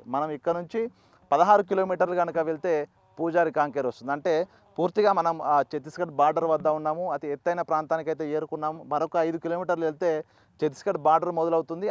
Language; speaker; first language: Telugu; native; Telugu